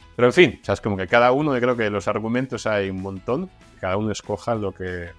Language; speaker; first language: Spanish; non-native, fluent; Russian